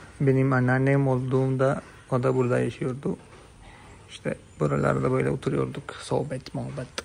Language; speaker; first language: Turkish; non-native, fluent; Malayalam